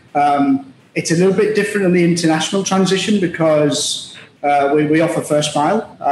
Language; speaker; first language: English; native; English